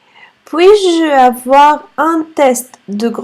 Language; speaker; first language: French; non-native, fluent; Arabic